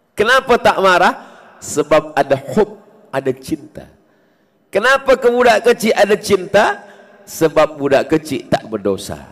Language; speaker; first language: Malay; native; Malay